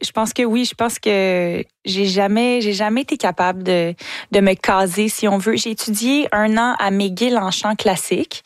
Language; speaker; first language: French; native; French